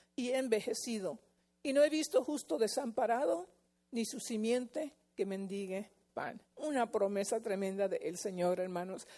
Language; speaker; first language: Spanish; early bilingual, heritage; Spanish